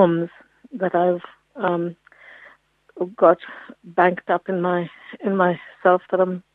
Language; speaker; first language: English; native; English